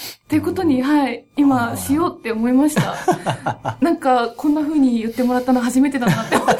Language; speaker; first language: Japanese; native; Japanese